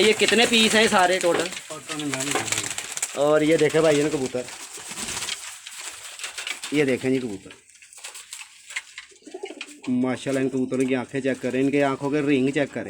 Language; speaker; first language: Hindi; non-native, local second language; Punjabi